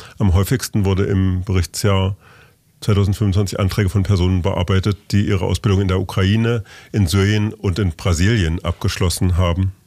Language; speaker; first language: German; native; German